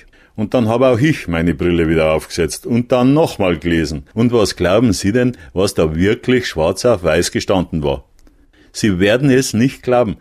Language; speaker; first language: German; native; German